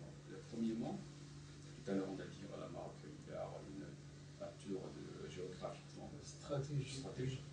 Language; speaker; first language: French; non-native, fluent; Chinese